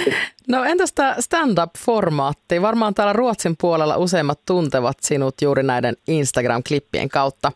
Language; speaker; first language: Finnish; native; Finnish